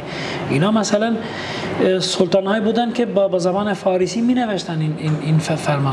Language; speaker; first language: Persian; non-native, fluent; Albanian